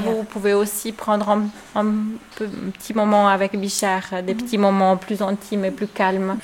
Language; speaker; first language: French; native; French